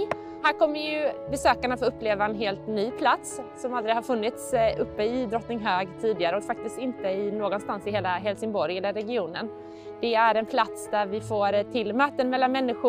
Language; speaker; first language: Swedish; native; Swedish